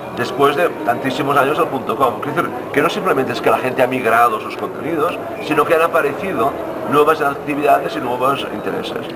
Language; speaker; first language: Spanish; non-native, local second language; Catalan